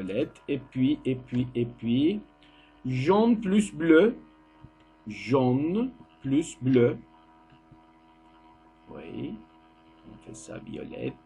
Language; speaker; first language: French; non-native, learner; Turkish